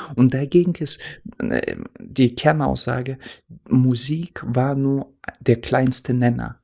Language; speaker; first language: German; non-native, fluent; Russian